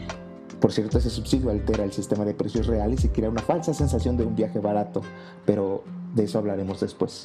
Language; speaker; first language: Spanish; native; Spanish